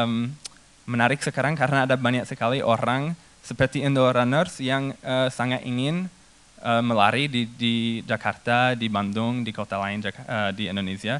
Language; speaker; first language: Indonesian; non-native, fluent; English